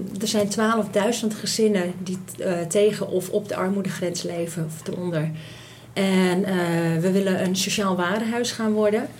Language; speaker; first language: Dutch; native; Dutch